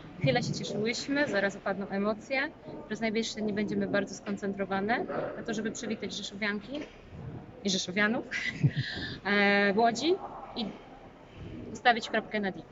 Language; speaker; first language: Polish; native; Polish